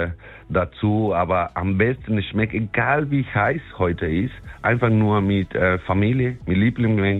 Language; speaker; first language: German; non-native, fluent; Spanish